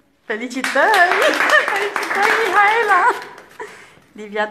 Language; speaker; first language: Romanian; native; Romanian